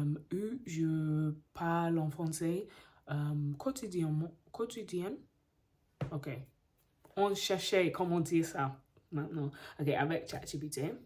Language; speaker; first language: French; non-native, learner; English